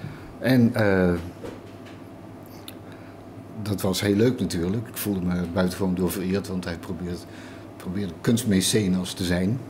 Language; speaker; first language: Dutch; native; Dutch